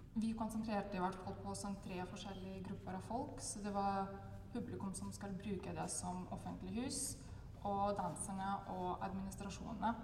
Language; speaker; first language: Norwegian; non-native, fluent; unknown